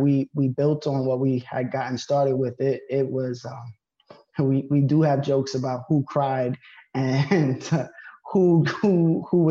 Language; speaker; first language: English; native; English